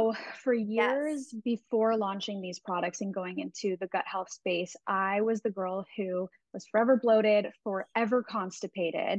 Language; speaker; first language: English; native; English